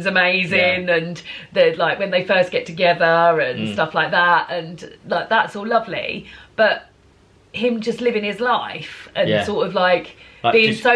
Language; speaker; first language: English; native; English